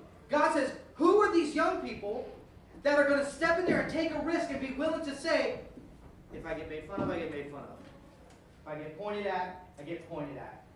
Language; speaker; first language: English; native; English